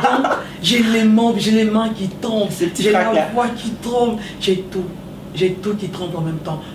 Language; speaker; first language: French; native; French